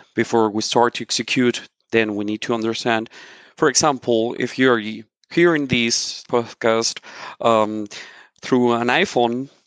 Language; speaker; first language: English; non-native, fluent; Spanish